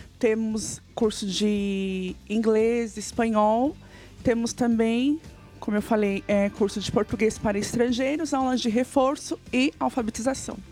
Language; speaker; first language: Portuguese; native; Portuguese